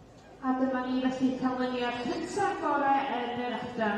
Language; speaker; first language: Welsh; native; Welsh